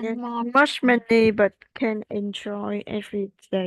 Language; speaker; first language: English; non-native, learner; Vietnamese